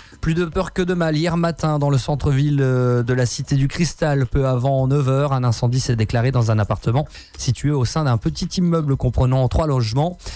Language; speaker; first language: French; native; French